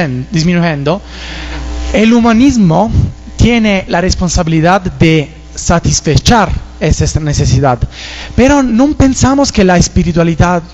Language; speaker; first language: Spanish; non-native, fluent; Italian